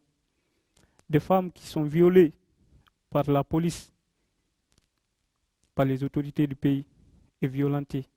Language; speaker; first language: French; non-native, local second language; Fula